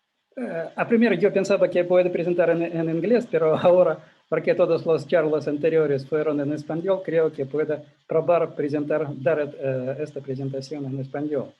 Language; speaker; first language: Spanish; non-native, learner; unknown